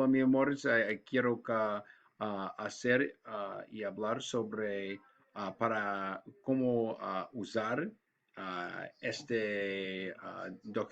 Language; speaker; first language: Spanish; non-native, learner; English